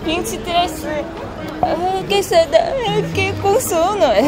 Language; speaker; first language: Portuguese; non-native, learner; Korean